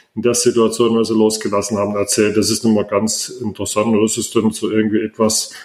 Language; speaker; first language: German; native; German